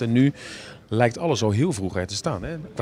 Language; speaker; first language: Dutch; native; Dutch